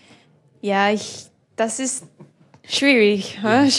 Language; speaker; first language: German; non-native, fluent; English